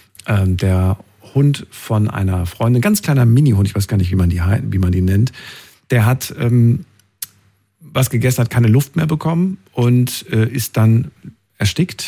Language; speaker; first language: German; native; German